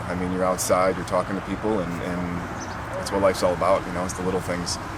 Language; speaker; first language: English; native; English